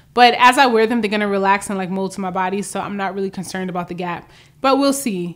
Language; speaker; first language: English; native; English